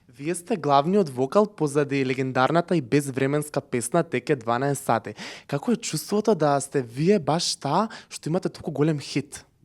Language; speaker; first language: Macedonian; native; Macedonian